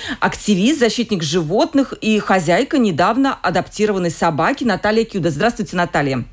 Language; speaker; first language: Russian; native; Russian